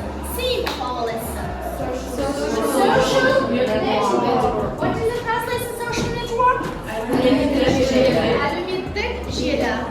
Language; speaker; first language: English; non-native, learner; Kazakh